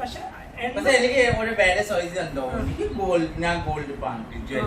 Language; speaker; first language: Malayalam; non-native, learner; Assamese